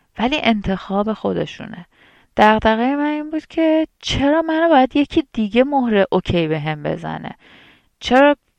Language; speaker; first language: Persian; native; Persian